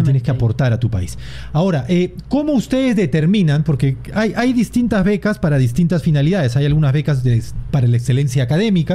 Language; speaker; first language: Spanish; native; Spanish